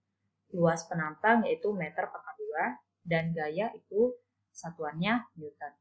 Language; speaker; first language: Indonesian; native; Indonesian